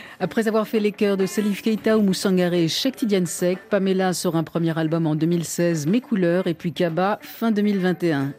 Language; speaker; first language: French; native; French